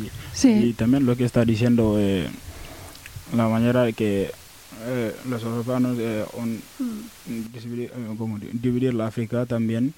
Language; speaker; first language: Spanish; non-native, learner; Wolof